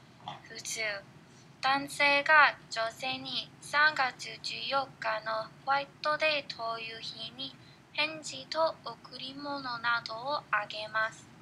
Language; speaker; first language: Japanese; non-native, learner; English